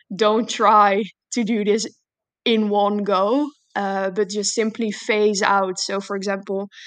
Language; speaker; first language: English; non-native, fluent; Dutch